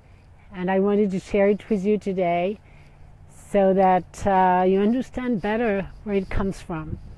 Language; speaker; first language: English; non-native, fluent; French